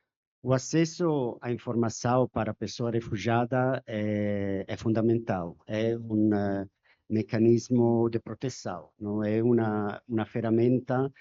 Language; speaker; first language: Portuguese; non-native, fluent; Spanish